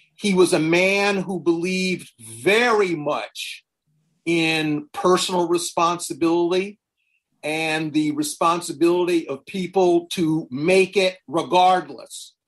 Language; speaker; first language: English; native; English